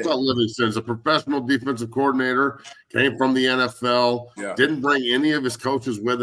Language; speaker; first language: English; native; English